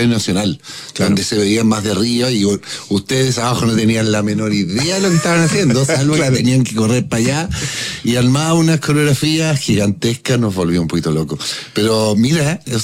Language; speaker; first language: Spanish; native; Spanish